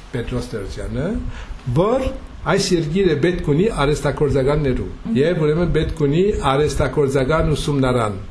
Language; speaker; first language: Armenian; early bilingual, heritage; Armenian